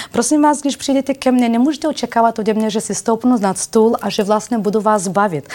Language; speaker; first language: Czech; non-native, fluent; Bulgarian